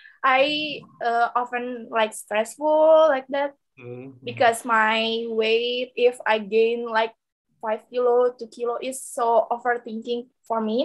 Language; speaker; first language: English; non-native, local second language; Indonesian